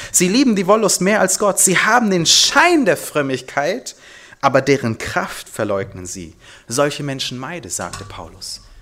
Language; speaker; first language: German; early bilingual, heritage; German